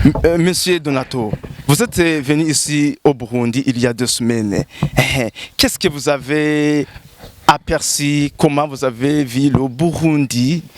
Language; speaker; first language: French; non-native, local second language; Rundi